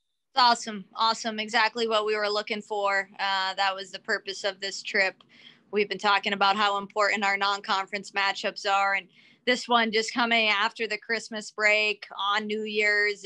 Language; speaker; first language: English; native; English